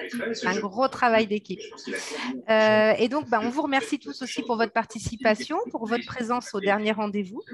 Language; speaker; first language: French; native; French